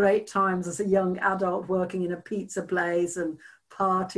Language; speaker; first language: English; native; English